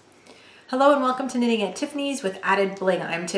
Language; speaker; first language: English; native; English